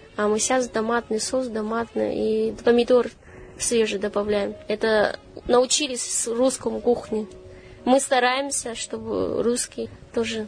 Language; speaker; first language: Russian; non-native, fluent; Chinese